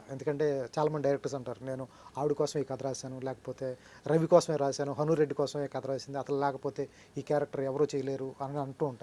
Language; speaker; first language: Telugu; native; Telugu